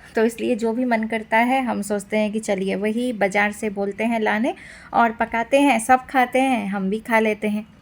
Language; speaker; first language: Hindi; non-native, local second language; Bangla